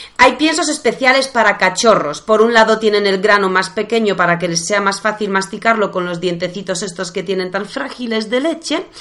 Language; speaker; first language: Spanish; non-native, fluent; Polish